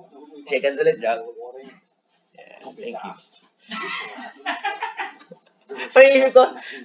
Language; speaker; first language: English; non-native, local second language; Filipino